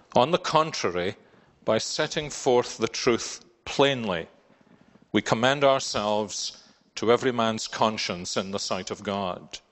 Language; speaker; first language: English; native; English